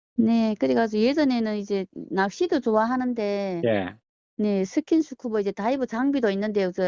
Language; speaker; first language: Korean; early bilingual, heritage; Korean